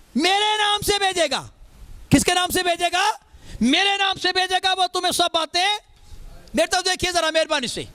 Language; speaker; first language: Urdu; non-native, local second language; Punjabi